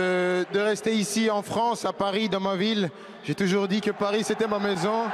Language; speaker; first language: French; native; French